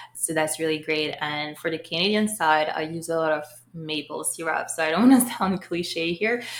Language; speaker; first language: English; early bilingual, other home language; Haitian Creole